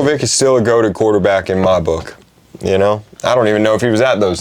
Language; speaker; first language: English; native; English